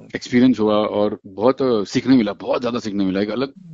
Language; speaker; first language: Hindi; non-native, local second language; Gujarati